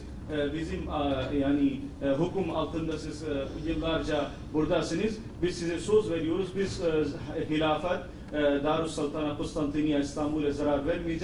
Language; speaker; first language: Turkish; non-native, fluent; Urdu